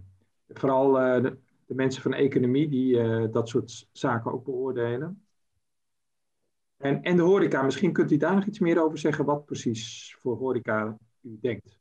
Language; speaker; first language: Dutch; native; Dutch